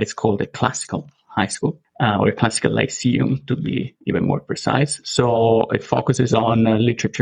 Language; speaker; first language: English; non-native, fluent; Italian